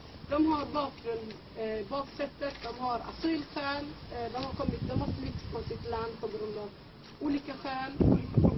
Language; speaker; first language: Swedish; non-native, fluent; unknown